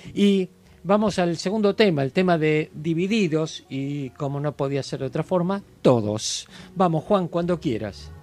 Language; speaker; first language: Spanish; native; Spanish